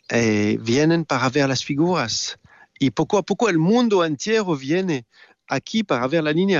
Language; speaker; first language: Spanish; non-native, learner; French